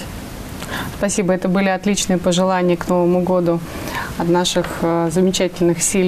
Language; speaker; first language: Russian; native; Russian